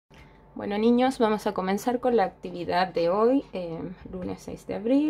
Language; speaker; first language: Spanish; native; Spanish